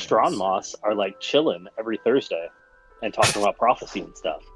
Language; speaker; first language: English; native; English